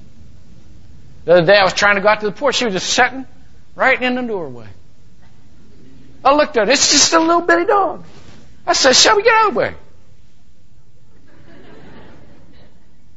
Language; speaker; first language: English; native; English